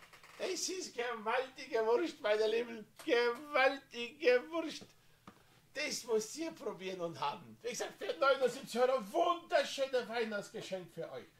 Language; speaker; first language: German; non-native, fluent; Slovenian